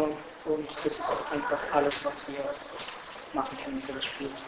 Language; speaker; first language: German; non-native, fluent; Bulgarian